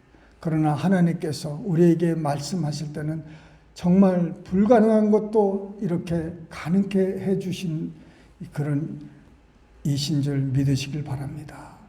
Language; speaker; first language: Korean; native; Korean